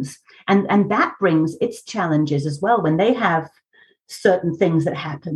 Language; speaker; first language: English; native; English